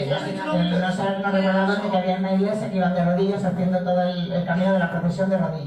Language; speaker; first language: Spanish; native; Spanish